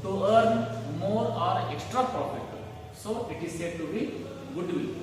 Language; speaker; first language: English; non-native, local second language; Kannada